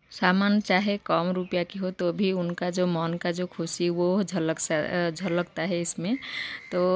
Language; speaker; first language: Hindi; native; Hindi